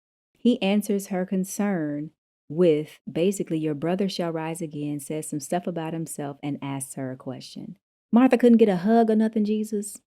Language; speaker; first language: English; native; English